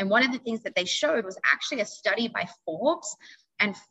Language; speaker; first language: English; native; English